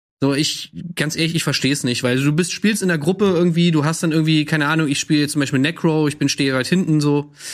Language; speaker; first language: German; native; German